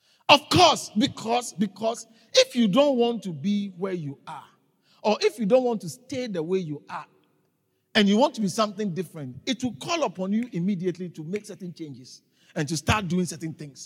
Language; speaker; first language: English; non-native, local second language; Akan